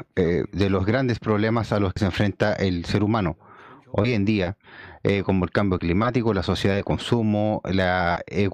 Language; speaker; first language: Spanish; non-native, fluent; Chinese